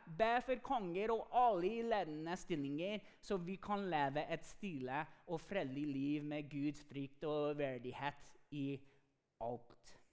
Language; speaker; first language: Norwegian; non-native, fluent; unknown